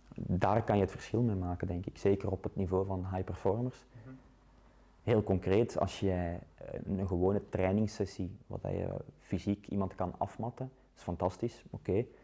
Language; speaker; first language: Dutch; native; Dutch